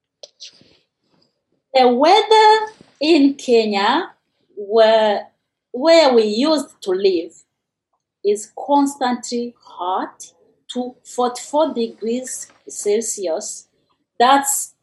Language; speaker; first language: English; non-native, local second language; Kinyarwanda